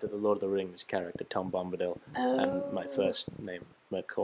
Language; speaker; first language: English; native; English